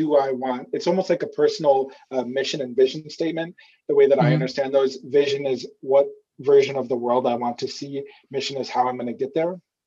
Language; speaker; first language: English; native; English